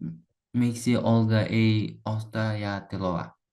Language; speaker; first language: Finnish; non-native, learner; Uzbek